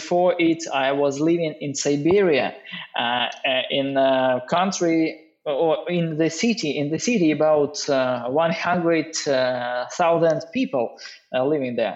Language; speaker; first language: English; non-native, learner; Russian